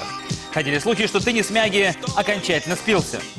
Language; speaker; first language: Russian; native; Russian